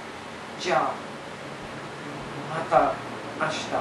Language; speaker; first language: Japanese; non-native, learner; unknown